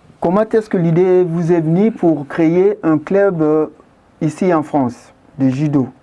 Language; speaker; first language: French; non-native, local second language; Lingala